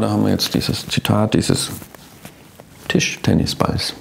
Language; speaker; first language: German; native; German